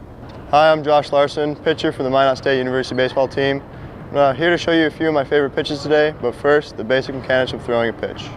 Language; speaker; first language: English; native; English